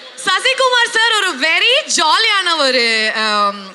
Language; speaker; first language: Tamil; non-native, local second language; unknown